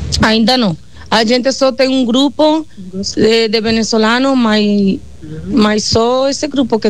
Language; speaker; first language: Portuguese; non-native, learner; Spanish